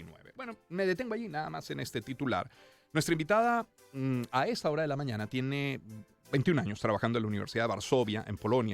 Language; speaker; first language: Spanish; native; Spanish